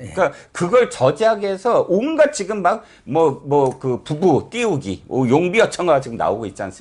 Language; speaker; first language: Korean; native; Korean